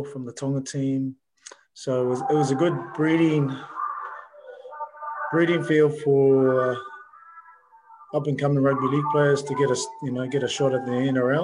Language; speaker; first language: English; native; English